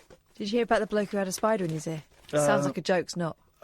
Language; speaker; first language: English; native; English